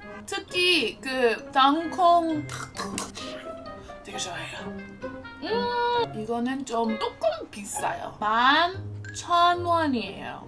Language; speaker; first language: Korean; non-native, learner; English